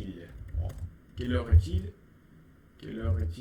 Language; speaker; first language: French; non-native, learner; Russian